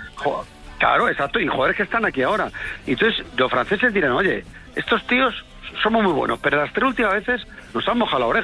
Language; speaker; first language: Spanish; native; Spanish